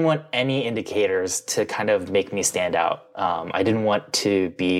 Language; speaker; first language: English; native; English